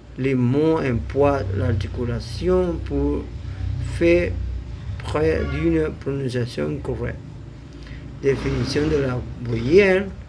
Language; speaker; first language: French; non-native, learner; Spanish